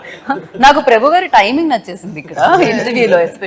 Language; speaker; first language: Telugu; native; Telugu